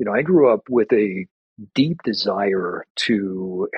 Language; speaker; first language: English; native; English